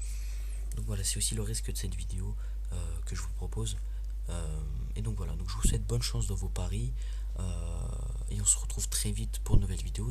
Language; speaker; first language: French; native; French